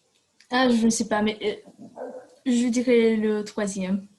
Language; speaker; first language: French; non-native, learner; Romanian